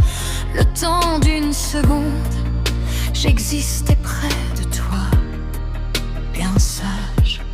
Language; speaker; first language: French; native; French